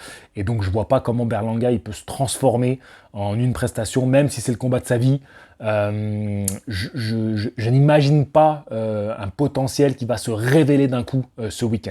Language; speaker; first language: French; native; French